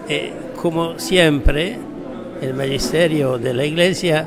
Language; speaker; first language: Spanish; non-native, fluent; Italian